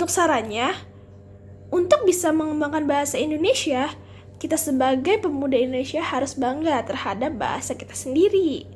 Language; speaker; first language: Indonesian; native; Indonesian